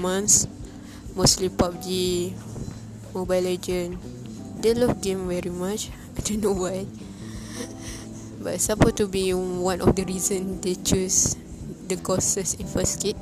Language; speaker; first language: English; non-native, local second language; Malay